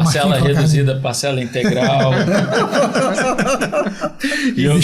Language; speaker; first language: Portuguese; native; Portuguese